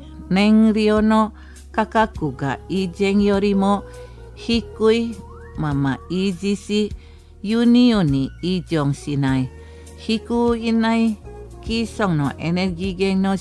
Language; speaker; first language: Japanese; non-native, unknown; Indonesian